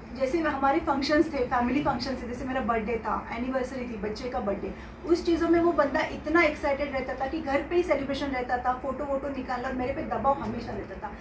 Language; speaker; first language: Hindi; non-native, local second language; Marathi